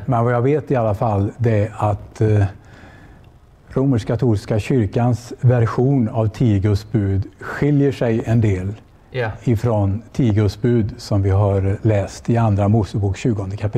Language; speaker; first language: Swedish; native; Swedish